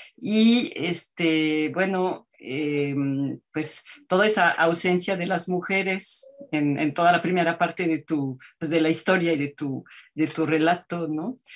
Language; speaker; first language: Spanish; native; Spanish